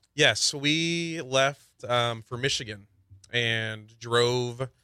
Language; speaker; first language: English; native; English